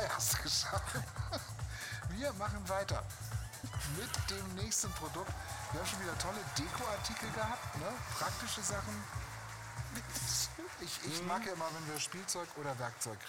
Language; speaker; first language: German; native; German